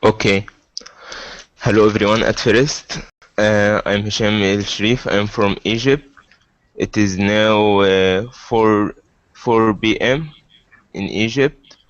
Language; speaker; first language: English; non-native, learner; Arabic